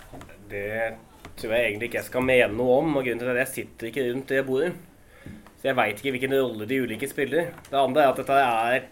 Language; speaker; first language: Norwegian; native; Norwegian